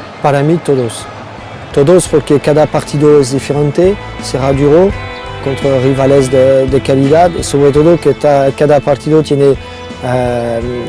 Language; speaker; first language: Spanish; non-native, fluent; French